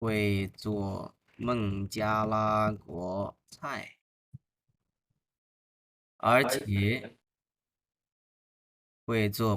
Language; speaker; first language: Chinese; non-native, fluent; Bangla